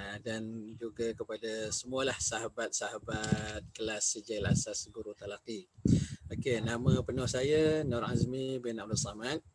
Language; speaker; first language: Malay; native; Malay